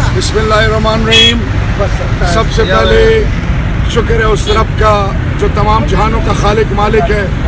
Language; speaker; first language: Urdu; non-native, local second language; Pashto